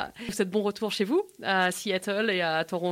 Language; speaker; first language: French; native; French